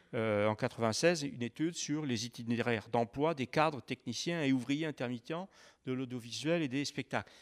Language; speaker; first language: French; native; French